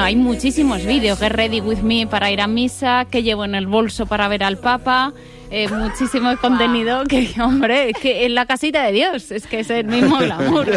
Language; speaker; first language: Spanish; native; Spanish